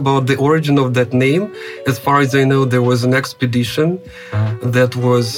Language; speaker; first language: English; non-native, fluent; Kazakh